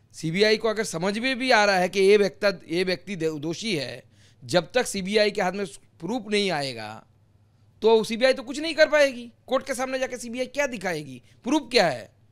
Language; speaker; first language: Hindi; non-native, local second language; Bangla